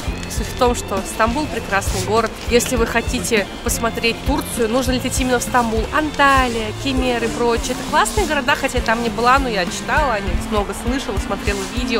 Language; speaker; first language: Russian; native; Russian